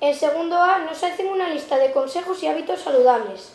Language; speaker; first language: Spanish; native; Spanish